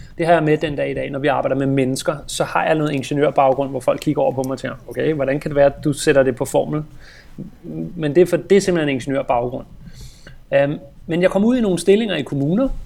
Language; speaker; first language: Danish; native; Danish